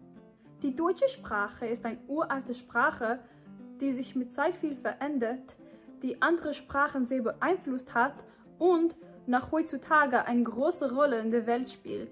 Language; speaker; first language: German; non-native, fluent; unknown